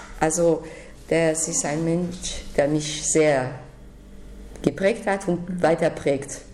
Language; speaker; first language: German; non-native, fluent; French